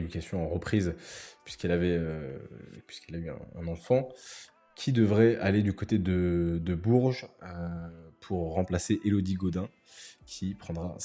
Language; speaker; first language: French; native; French